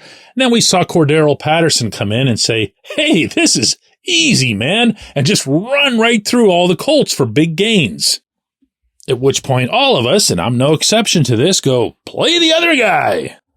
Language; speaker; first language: English; native; English